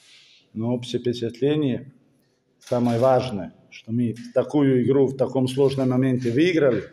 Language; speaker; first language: Russian; non-native, fluent; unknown